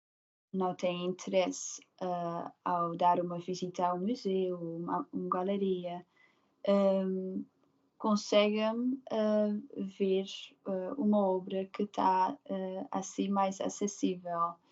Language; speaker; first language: Portuguese; non-native, learner; Dutch